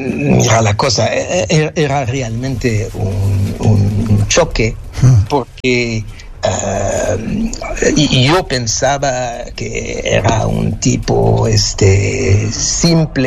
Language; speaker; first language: Spanish; non-native, fluent; French